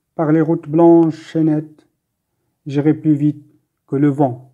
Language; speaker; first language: French; non-native, local second language; Arabic